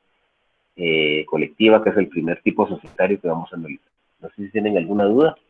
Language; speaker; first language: Spanish; native; Spanish